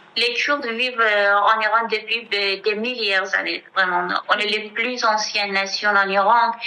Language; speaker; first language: French; non-native, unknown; Kurdish